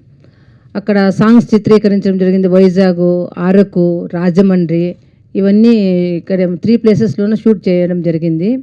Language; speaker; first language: Telugu; native; Telugu